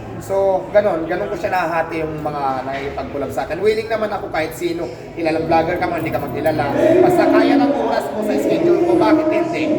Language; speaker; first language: Filipino; non-native, local second language; Waray